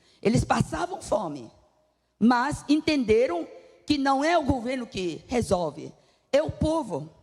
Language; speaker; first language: Portuguese; non-native, fluent; Korean